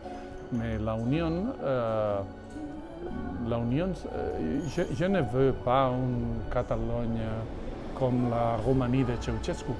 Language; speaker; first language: French; non-native, fluent; Catalan